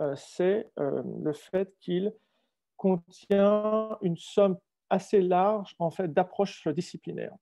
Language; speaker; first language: French; native; French